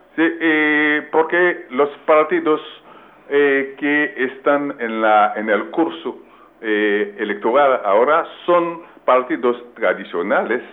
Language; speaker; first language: Spanish; non-native, local second language; Haitian Creole